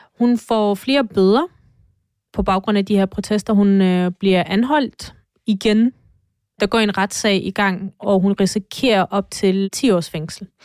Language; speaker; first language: Danish; non-native, fluent; Russian